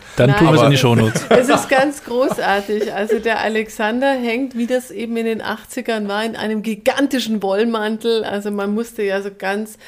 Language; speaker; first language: German; native; German